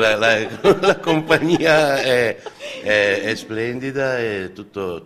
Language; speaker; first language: French; non-native, learner; Italian